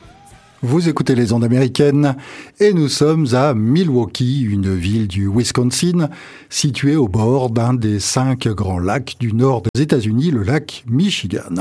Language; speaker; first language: French; native; French